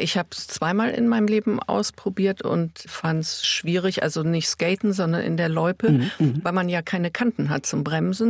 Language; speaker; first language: German; native; German